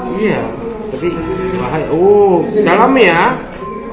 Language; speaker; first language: Indonesian; non-native, learner; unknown